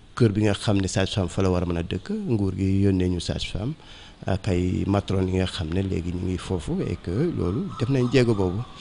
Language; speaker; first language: Wolof; non-native, local second language; Mandingo